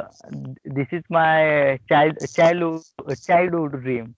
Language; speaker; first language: English; non-native, learner; Marathi